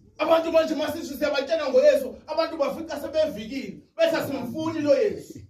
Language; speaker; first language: Zulu; non-native, local second language; Xhosa